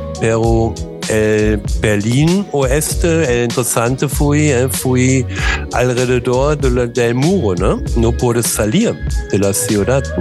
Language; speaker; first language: Spanish; non-native, learner; German